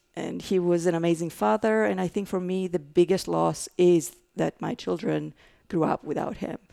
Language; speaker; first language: English; non-native, fluent; Greek